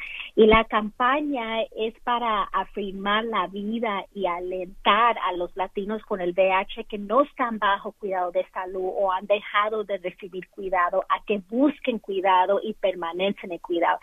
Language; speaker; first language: Spanish; early bilingual, other home language; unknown